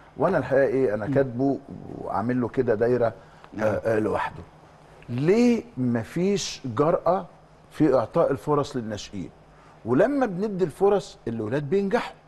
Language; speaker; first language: Egyptian Arabic; native; Egyptian Arabic